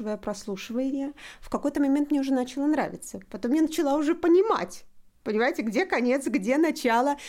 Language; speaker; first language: Russian; native; Russian